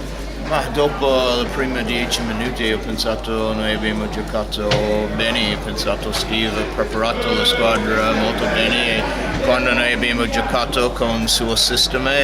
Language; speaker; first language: Italian; non-native, learner; English